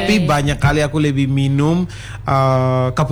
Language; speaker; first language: Indonesian; non-native, learner; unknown